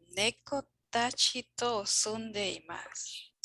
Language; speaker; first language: Japanese; non-native, learner; English